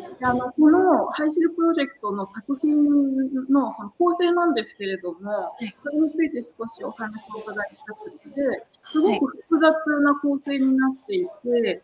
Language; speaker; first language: Japanese; native; Japanese